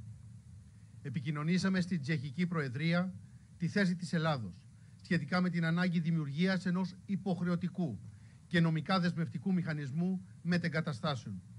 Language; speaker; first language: Greek; native; Greek